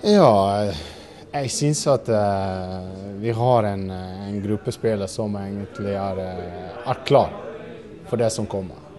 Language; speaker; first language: Norwegian; non-native, fluent; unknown